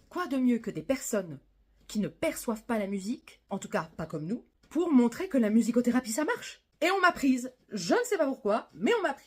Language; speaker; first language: French; native; French